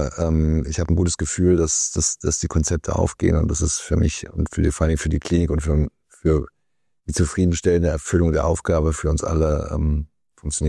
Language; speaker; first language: German; native; German